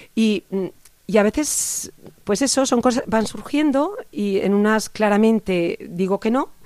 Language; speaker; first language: Spanish; native; Spanish